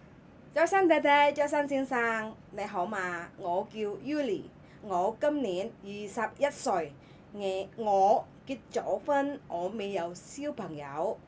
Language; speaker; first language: Cantonese; non-native, learner; Indonesian